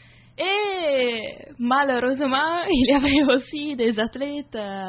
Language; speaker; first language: French; non-native, learner; Italian